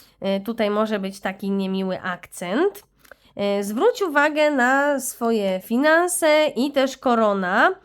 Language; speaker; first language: Polish; native; Polish